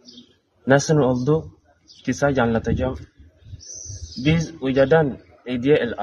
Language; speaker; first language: Turkish; non-native, learner; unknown